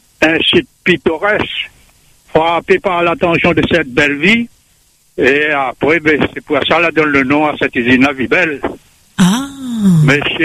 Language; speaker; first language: French; non-native, local second language; Réunion Creole French